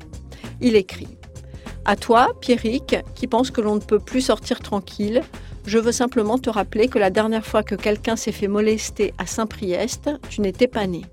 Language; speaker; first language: French; native; French